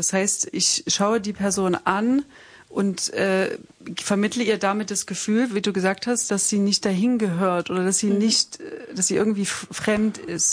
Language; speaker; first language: German; native; German